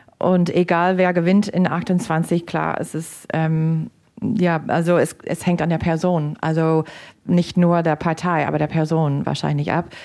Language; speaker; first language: German; non-native, fluent; English